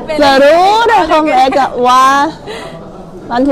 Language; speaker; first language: Hindi; non-native, learner; Chinese